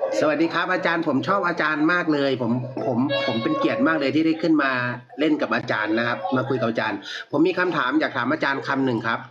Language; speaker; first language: Thai; native; Thai